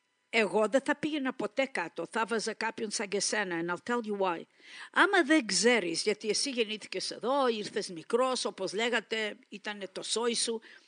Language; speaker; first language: Greek; early bilingual, heritage; Greek